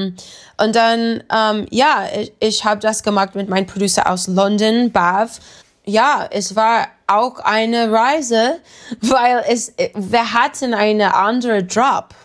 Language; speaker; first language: German; non-native, learner; English